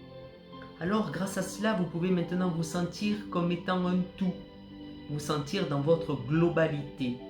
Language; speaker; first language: French; native; French